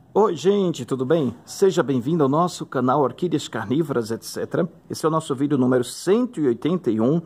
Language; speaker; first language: Portuguese; native; Portuguese